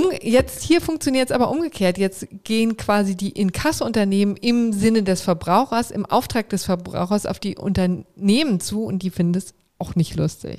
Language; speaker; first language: German; native; German